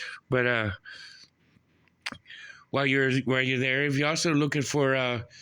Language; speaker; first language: English; native; English